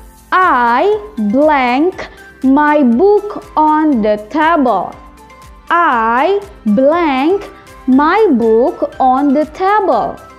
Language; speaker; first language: English; non-native, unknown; Indonesian